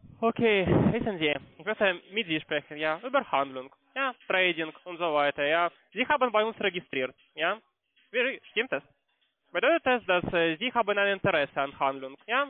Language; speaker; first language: German; non-native, learner; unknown